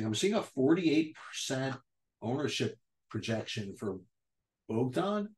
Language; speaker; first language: English; native; English